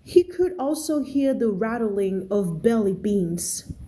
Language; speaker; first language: English; non-native, fluent; Thai